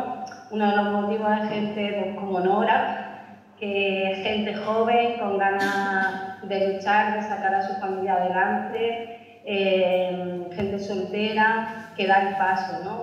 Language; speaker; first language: Spanish; native; Spanish